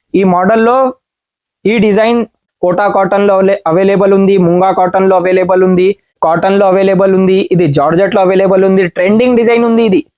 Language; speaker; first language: Telugu; non-native, learner; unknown